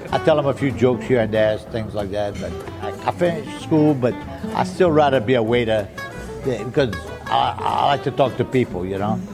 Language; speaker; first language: English; early bilingual, other home language; French